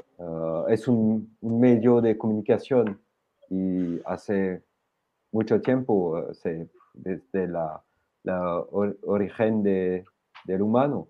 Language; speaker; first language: Spanish; non-native, fluent; French